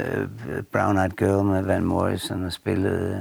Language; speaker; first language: Danish; native; Danish